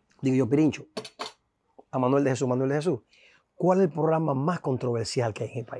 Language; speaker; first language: Spanish; native; Spanish